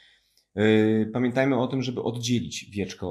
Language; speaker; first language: Polish; native; Polish